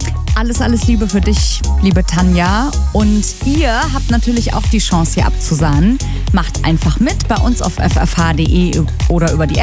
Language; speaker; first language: German; native; German